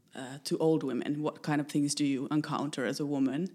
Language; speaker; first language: English; non-native, fluent; Finnish